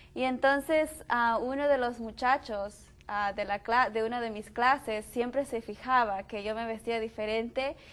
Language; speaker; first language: Spanish; native; Spanish